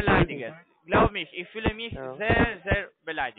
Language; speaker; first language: German; non-native, learner; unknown